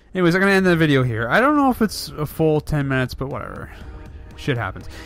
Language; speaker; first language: English; native; English